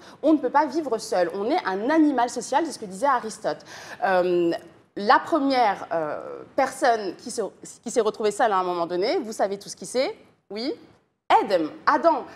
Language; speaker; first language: French; native; French